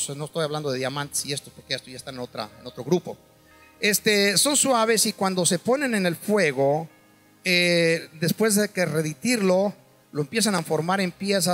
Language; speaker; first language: Spanish; native; Spanish